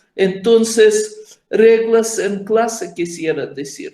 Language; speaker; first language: Spanish; non-native, fluent; Ukrainian